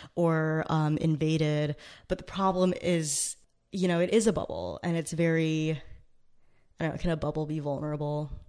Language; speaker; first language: English; native; English